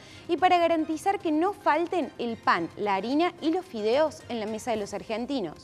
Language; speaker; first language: Spanish; native; Spanish